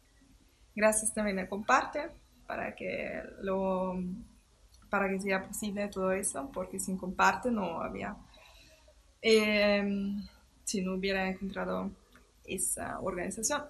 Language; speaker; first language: Spanish; non-native, fluent; German